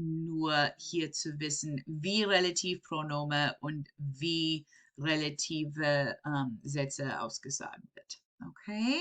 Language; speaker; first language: German; non-native, fluent; English